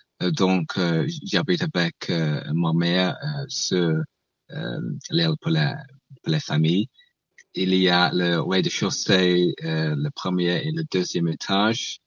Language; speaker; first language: French; non-native, learner; English